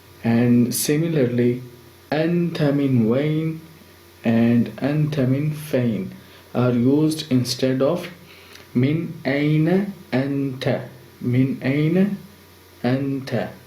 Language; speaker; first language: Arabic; non-native, fluent; Urdu